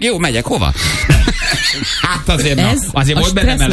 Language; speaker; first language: Hungarian; native; Hungarian